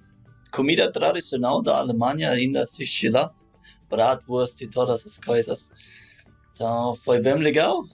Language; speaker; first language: Portuguese; non-native, learner; German